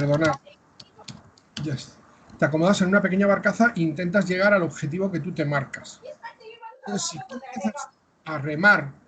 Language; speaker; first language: Spanish; native; Spanish